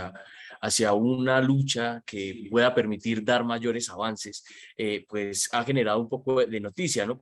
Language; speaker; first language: Spanish; native; Spanish